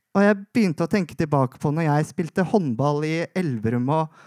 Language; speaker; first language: Norwegian; native; Norwegian